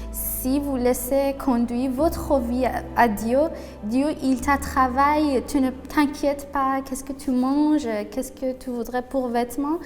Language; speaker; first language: French; non-native, learner; Persian